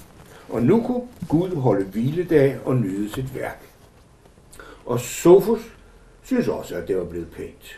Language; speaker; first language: Danish; native; Danish